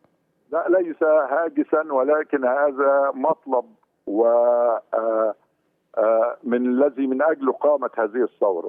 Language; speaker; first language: Arabic; native; Arabic